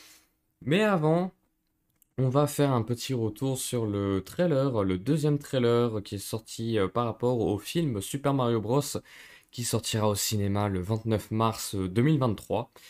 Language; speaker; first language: French; native; French